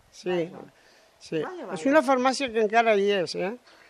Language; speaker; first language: Catalan; non-native, local second language; Spanish